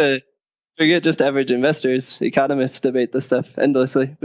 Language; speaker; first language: English; native; English